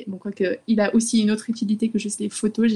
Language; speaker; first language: French; native; French